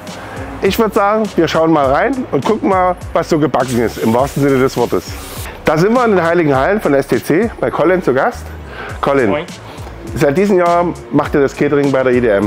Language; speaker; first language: German; native; German